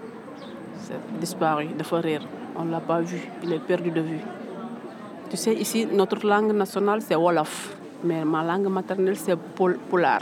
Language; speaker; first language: French; non-native, local second language; Fula